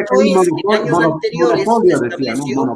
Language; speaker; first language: Spanish; native; Spanish